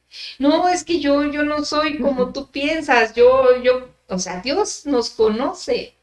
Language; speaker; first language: Spanish; native; Spanish